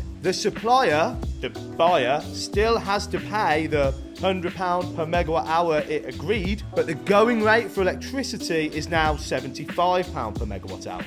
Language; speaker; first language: English; native; English